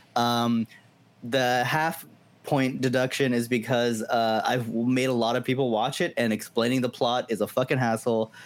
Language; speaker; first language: English; early bilingual, other home language; Hindi